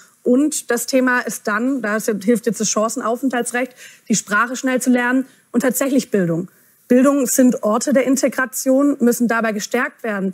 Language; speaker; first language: German; native; German